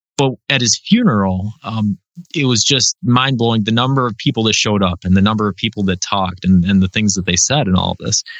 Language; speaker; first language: English; native; English